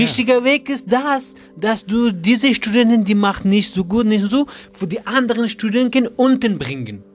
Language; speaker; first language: German; non-native, learner; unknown